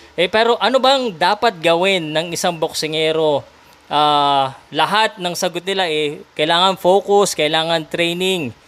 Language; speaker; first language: Filipino; native; Filipino